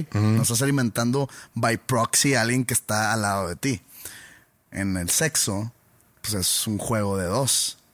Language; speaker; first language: Spanish; native; Spanish